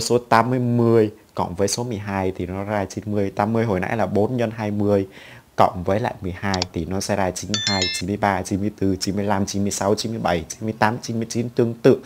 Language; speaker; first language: Vietnamese; native; Vietnamese